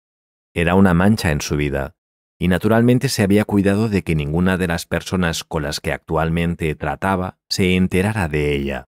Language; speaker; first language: Spanish; native; Spanish